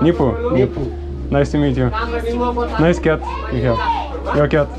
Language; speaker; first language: English; non-native, learner; Lithuanian